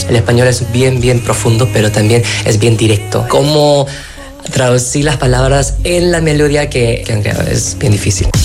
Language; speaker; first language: Spanish; non-native, fluent; Korean